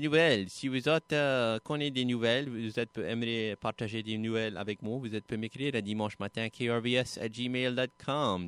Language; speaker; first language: French; native; French